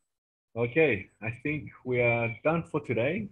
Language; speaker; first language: English; non-native, fluent; Spanish